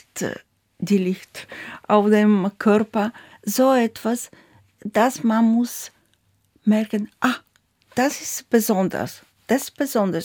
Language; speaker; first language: German; non-native, fluent; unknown